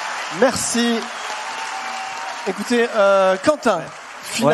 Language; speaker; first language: French; native; French